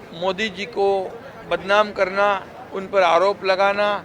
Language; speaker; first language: Hindi; non-native, local second language; Marathi